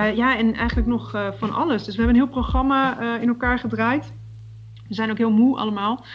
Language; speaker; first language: Dutch; native; Dutch